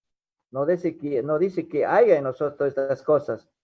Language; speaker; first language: Spanish; native; Spanish